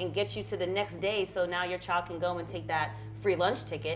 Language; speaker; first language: English; early bilingual, other home language; Russian